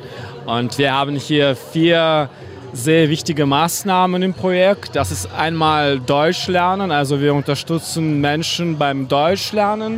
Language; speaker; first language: German; non-native, fluent; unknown